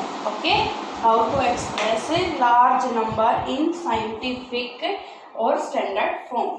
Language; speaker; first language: Hindi; native; Hindi